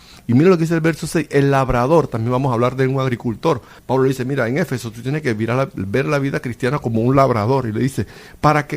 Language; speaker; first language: Spanish; native; Spanish